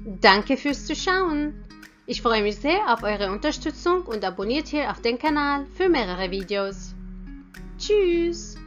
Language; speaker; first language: German; non-native, fluent; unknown